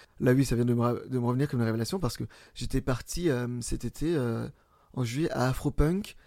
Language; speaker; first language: French; early bilingual, other home language; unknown